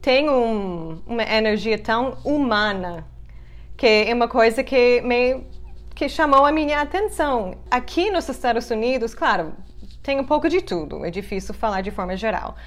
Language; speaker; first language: Portuguese; non-native, fluent; English